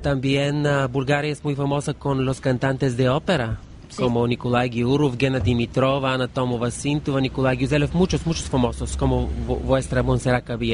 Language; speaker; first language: Spanish; non-native, learner; Bulgarian